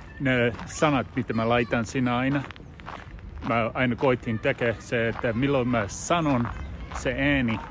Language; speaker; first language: Finnish; non-native, learner; English